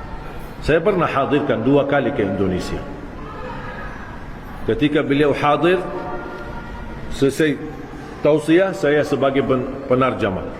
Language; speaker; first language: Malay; non-native, fluent; Arabic